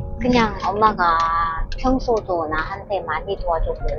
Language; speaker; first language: Korean; non-native, learner; Vietnamese